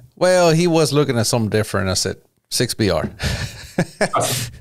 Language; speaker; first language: English; early bilingual, other home language; Spanish